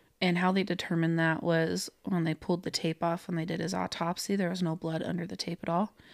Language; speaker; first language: English; native; English